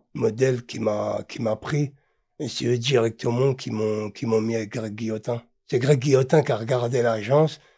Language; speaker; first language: French; native; French